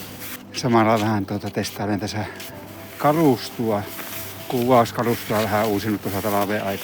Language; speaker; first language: Finnish; native; Finnish